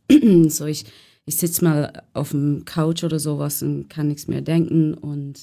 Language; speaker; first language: German; non-native, learner; English